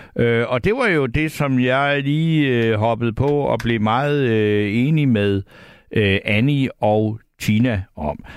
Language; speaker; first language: Danish; native; Danish